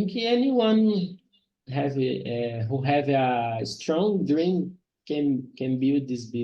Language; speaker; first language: English; non-native, learner; Portuguese